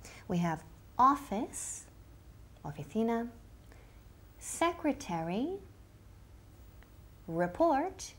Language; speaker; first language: English; native; English